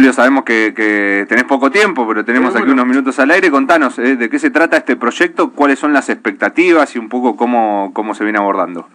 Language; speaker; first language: Spanish; native; Spanish